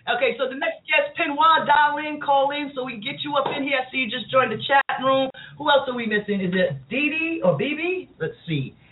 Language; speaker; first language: English; native; English